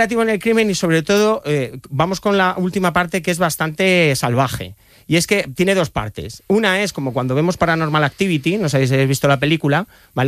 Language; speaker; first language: Spanish; native; Spanish